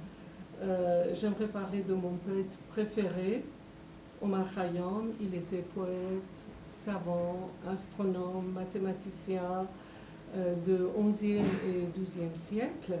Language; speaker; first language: French; non-native, fluent; Persian